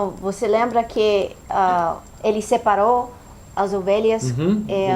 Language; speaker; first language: Portuguese; non-native, fluent; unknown